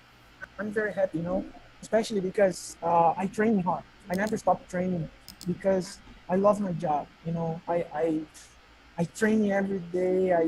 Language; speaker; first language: English; non-native, learner; Portuguese